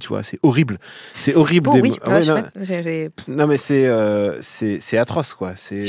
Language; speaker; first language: French; native; French